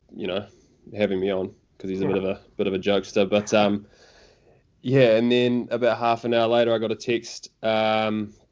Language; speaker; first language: English; native; English